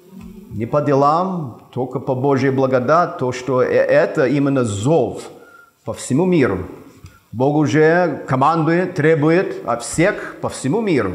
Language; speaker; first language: Russian; non-native, fluent; English